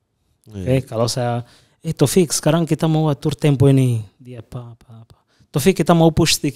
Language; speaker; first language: Indonesian; non-native, fluent; Portuguese